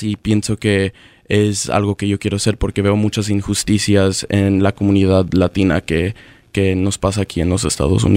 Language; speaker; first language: Spanish; early bilingual, other home language; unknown